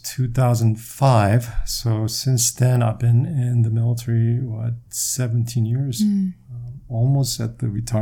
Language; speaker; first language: English; non-native, fluent; Korean